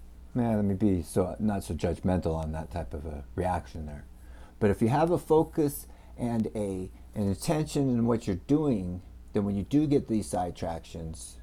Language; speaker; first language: English; native; English